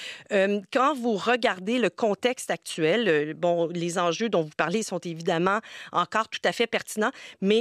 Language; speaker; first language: French; native; French